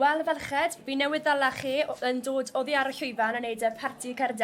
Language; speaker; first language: Welsh; native; Welsh